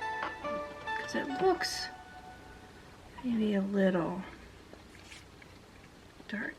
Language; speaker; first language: English; native; English